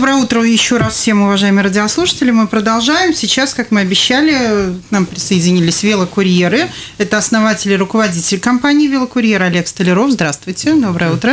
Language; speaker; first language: Russian; native; Russian